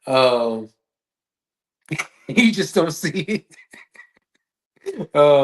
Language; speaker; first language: English; native; English